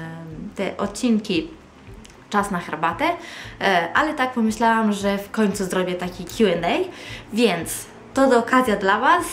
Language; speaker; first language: Polish; non-native, fluent; Italian